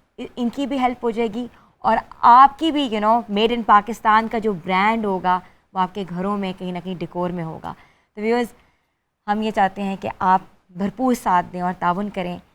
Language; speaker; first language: Urdu; native; Urdu